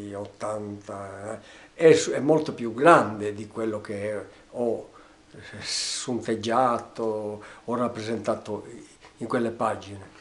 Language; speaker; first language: Italian; non-native, local second language; Sardinian